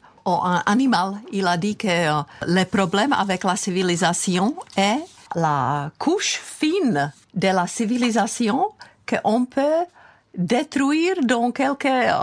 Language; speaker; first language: French; non-native, fluent; Czech